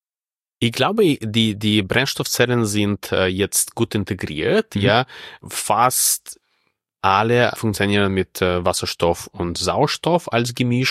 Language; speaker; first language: German; non-native, fluent; Russian